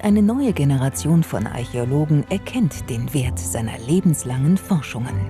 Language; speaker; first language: German; native; German